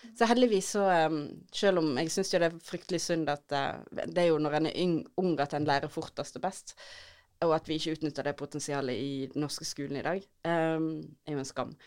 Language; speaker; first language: Norwegian; native; Norwegian